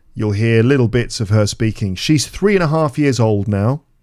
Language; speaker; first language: English; native; English